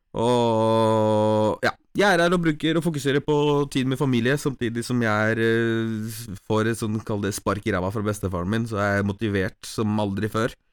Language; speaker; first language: Norwegian; early bilingual, other home language; Polish